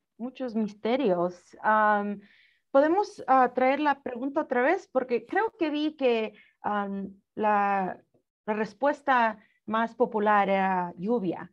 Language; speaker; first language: Spanish; early bilingual, heritage; Spanish